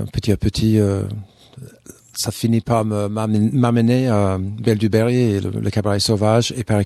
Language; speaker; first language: French; non-native, fluent; English